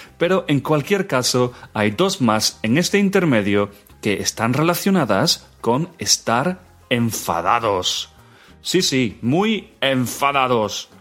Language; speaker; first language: Spanish; native; Spanish